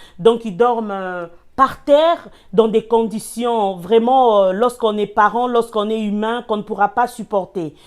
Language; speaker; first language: French; non-native, local second language; Lingala